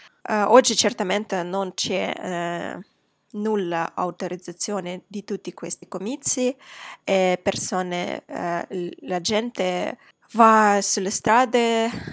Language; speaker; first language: Italian; non-native, fluent; Russian